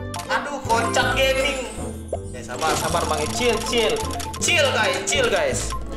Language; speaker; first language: English; non-native, learner; Indonesian